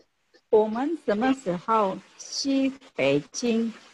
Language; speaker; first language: Chinese; non-native, learner; Indonesian